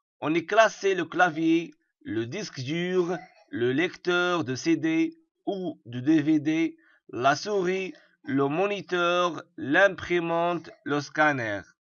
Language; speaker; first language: French; non-native, local second language; Arabic